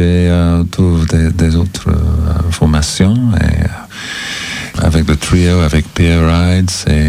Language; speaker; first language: French; non-native, learner; English